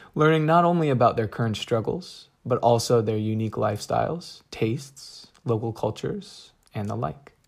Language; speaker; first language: English; native; English